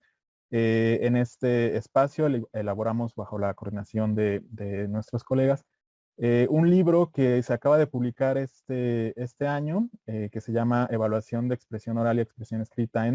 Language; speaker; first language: Spanish; native; Spanish